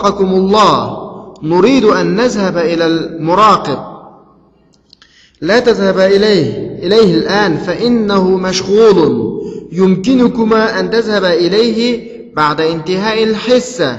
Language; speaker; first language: Arabic; non-native, fluent; Uyghur